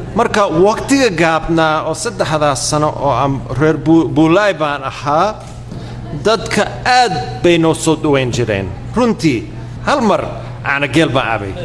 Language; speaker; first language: Somali; non-native, fluent; English